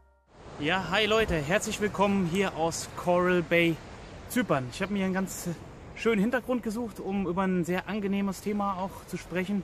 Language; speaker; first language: German; native; German